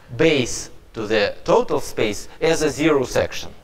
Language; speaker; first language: English; non-native, fluent; Russian